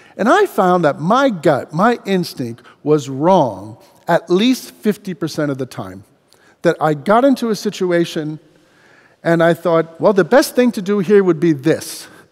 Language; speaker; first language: English; native; English